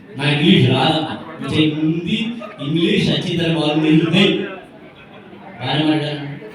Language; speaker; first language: English; non-native, local second language; Telugu